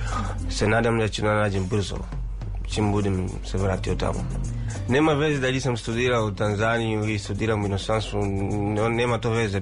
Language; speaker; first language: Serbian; non-native, fluent; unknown